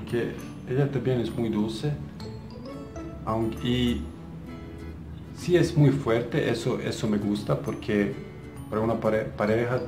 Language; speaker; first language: Spanish; non-native, fluent; Bosnian